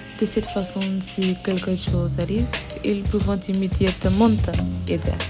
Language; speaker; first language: French; non-native, learner; English